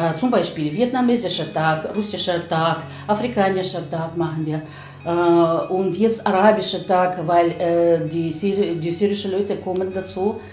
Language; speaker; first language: German; non-native, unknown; Russian